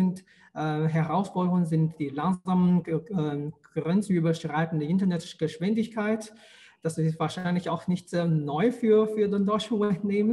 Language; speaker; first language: German; non-native, fluent; Chinese